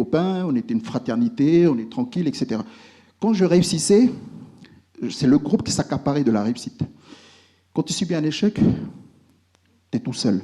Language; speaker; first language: French; native; French